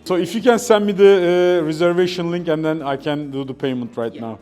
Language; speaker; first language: English; non-native, fluent; Turkish